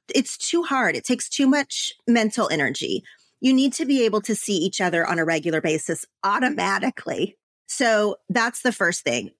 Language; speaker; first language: English; native; English